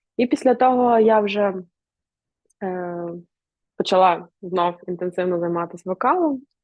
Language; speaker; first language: Ukrainian; native; Ukrainian